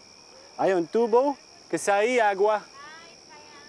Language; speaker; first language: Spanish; non-native, learner; French